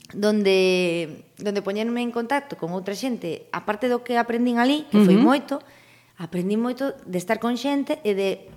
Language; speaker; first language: Galician; native; Galician